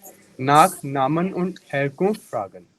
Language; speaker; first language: German; non-native, fluent; Hindi